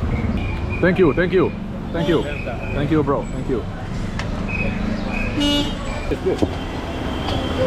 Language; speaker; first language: English; non-native, learner; Arabic